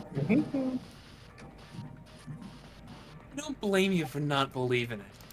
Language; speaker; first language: English; native; English